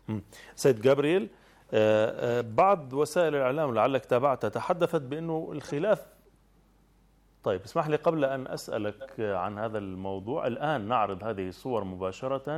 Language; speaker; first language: Arabic; native; Arabic